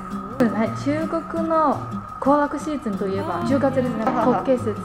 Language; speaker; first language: Japanese; non-native, fluent; Chinese